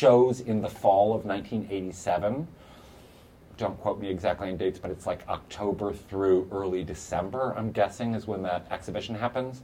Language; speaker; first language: English; native; English